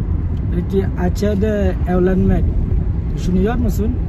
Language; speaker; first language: Turkish; non-native, learner; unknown